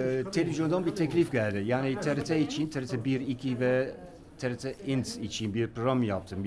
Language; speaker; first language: Turkish; non-native, fluent; Dutch